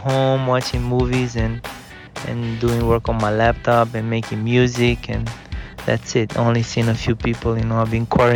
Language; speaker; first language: English; non-native, fluent; Romanian